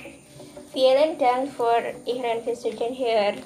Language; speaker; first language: German; non-native, learner; Indonesian